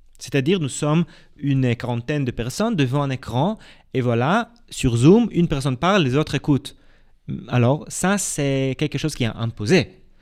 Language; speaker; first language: French; non-native, fluent; Hebrew